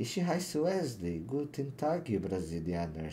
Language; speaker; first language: German; non-native, learner; Portuguese